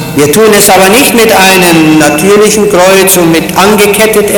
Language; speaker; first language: German; native; German